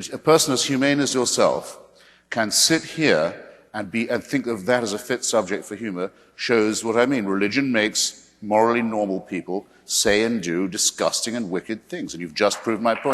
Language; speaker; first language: English; native; English